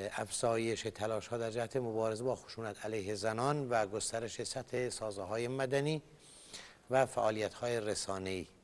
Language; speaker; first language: Persian; non-native, local second language; Kurdish